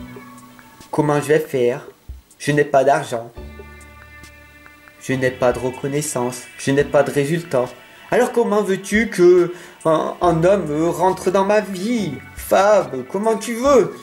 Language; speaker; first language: French; native; French